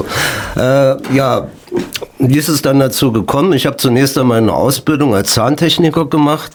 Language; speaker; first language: German; native; German